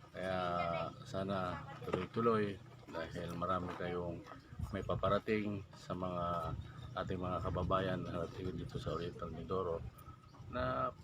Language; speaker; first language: Filipino; native; Filipino